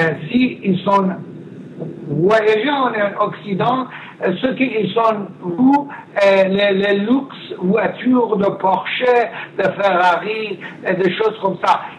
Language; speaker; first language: French; non-native, learner; Persian